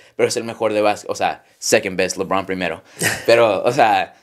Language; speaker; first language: Spanish; early bilingual, heritage; Spanish